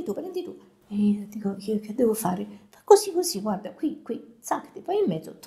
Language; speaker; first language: Italian; non-native, learner; Arabic